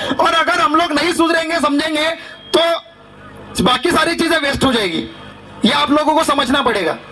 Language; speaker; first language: Hindi; non-native, local second language; Marathi